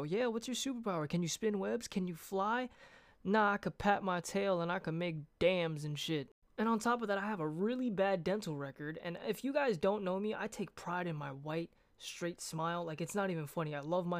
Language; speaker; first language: English; native; English